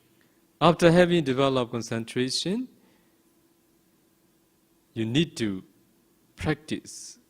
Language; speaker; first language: English; non-native, fluent; Burmese